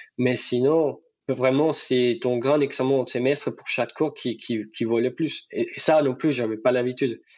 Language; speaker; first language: French; non-native, fluent; Spanish